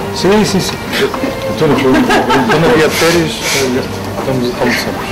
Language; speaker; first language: Portuguese; non-native, learner; Romanian